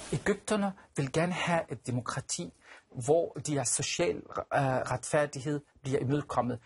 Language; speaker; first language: Danish; non-native, fluent; Arabic